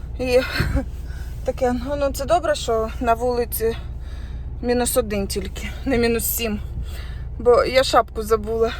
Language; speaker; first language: Ukrainian; non-native, local second language; Russian